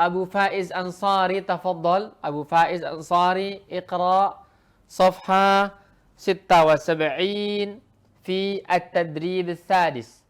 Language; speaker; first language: Arabic; non-native, fluent; Indonesian